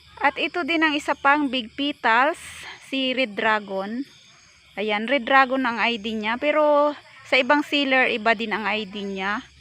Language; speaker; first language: Filipino; native; Filipino